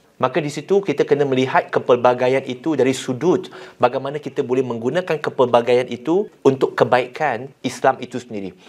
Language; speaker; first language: Malay; non-native, local second language; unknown